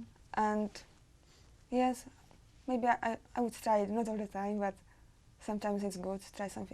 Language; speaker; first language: English; non-native, learner; Czech